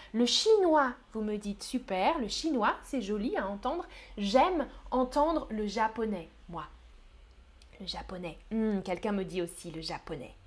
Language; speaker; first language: French; native; French